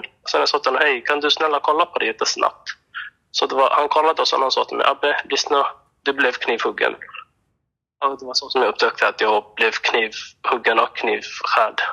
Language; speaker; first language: Swedish; non-native, fluent; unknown